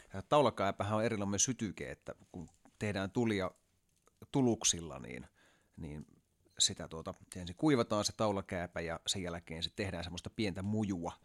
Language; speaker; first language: Finnish; native; Finnish